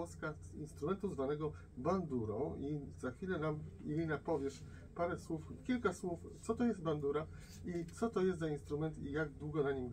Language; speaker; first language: Polish; native; Polish